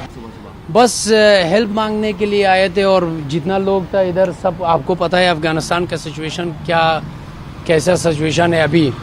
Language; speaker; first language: Hindi; non-native, fluent; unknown